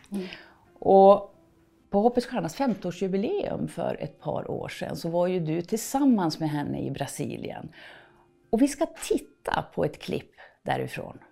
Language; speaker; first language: Swedish; native; Swedish